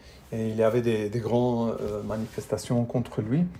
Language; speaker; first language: French; non-native, fluent; English